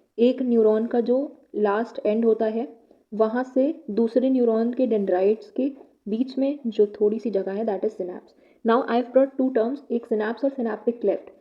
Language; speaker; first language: Hindi; native; Hindi